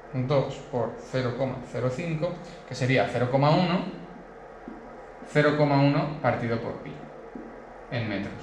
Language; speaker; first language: Spanish; native; Spanish